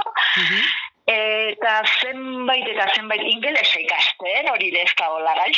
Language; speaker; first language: Basque; native; Basque